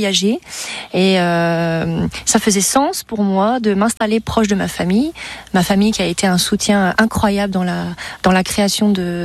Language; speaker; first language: French; native; French